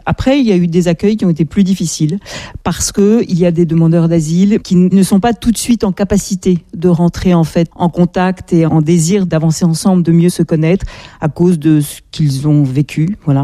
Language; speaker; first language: French; native; French